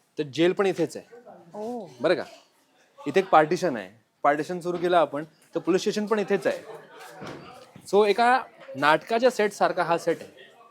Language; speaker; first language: Marathi; non-native, local second language; Gujarati